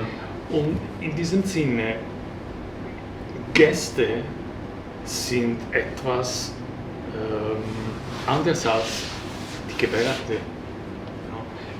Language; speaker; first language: German; non-native, fluent; Italian